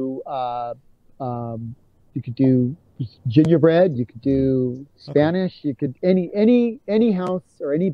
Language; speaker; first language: English; native; English